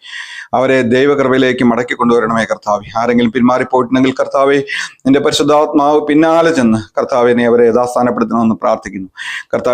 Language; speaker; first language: Malayalam; native; Malayalam